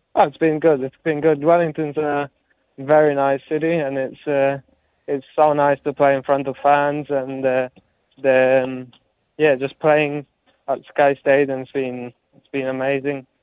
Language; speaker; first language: English; early bilingual, heritage; English